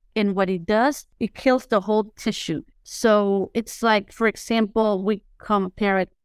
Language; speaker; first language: English; non-native, fluent; Spanish